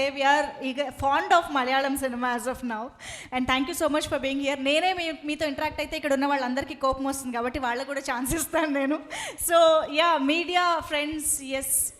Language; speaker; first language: Telugu; native; Telugu